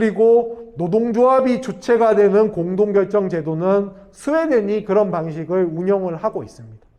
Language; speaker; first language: Korean; native; Korean